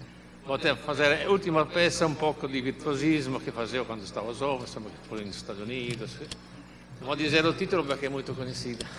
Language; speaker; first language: Portuguese; non-native, learner; Italian